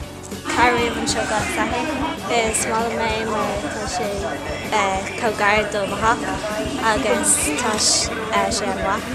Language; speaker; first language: Irish; non-native, local second language; English